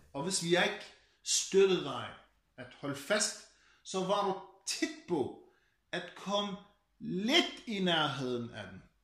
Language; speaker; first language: Danish; early bilingual, other home language; Arabic